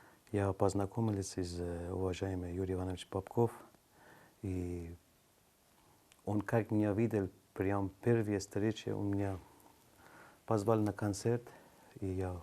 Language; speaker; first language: Russian; non-native, learner; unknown